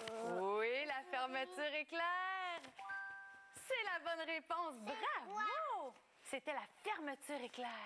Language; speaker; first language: French; native; French